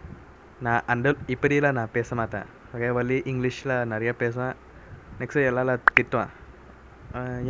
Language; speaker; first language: Tamil; non-native, learner; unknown